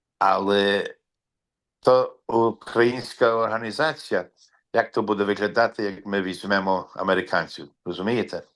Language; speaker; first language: Ukrainian; early bilingual, heritage; Ukrainian